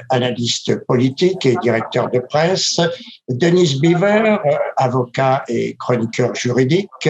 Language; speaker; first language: French; native; French